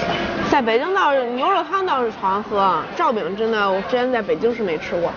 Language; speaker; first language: Chinese; native; Chinese